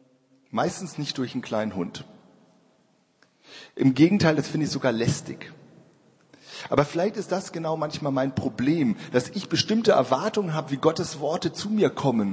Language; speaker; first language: German; native; German